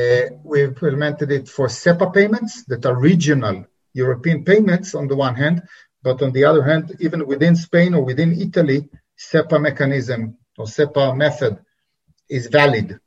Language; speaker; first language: English; non-native, fluent; Hebrew